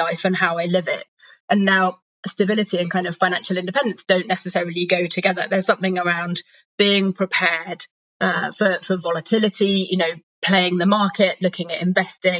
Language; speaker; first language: English; native; English